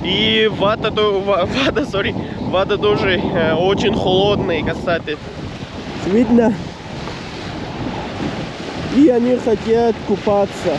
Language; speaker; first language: Russian; non-native, local second language; Kyrgyz